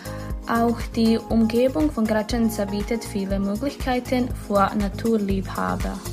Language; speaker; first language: German; non-native, learner; Bosnian